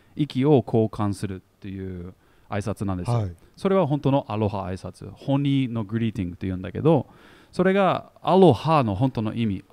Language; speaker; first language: Japanese; non-native, fluent; English